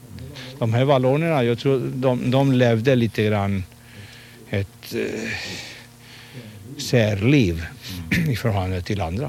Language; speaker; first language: Swedish; non-native, fluent; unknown